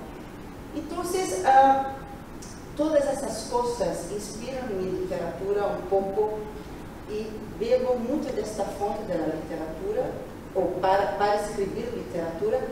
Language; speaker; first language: Spanish; non-native, learner; Portuguese